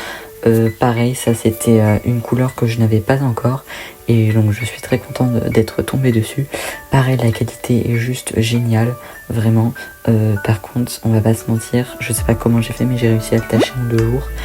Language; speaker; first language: French; native; French